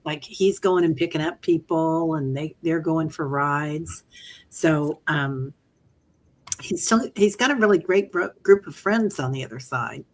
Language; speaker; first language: English; native; English